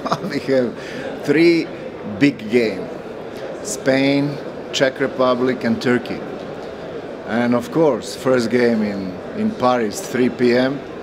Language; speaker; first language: English; non-native, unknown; Croatian